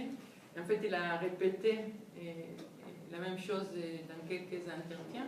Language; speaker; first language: French; non-native, fluent; Hebrew